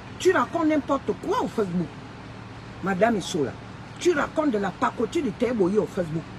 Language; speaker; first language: French; non-native, local second language; Fang